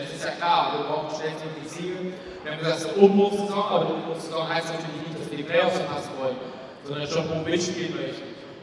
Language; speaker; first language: German; native; German